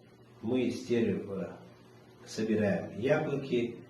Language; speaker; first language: Russian; non-native, local second language; Chechen